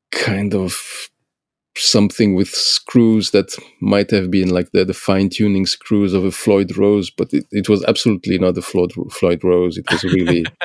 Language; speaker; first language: English; non-native, fluent; Portuguese